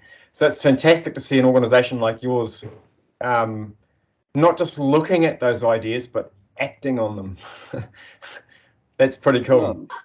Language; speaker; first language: English; native; English